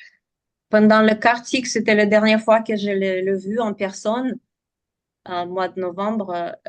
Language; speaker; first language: French; non-native, fluent; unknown